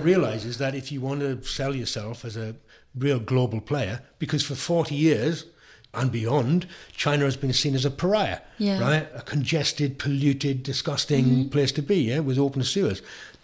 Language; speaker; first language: English; native; English